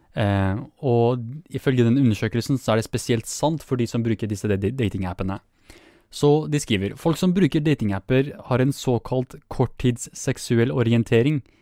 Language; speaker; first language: Norwegian; early bilingual, other home language; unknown